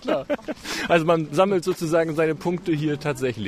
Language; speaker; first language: German; native; German